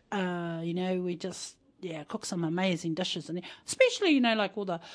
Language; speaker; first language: English; native; English